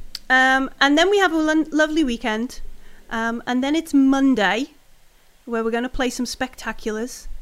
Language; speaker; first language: English; native; English